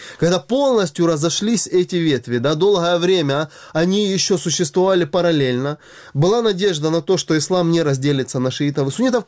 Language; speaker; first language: Russian; native; Russian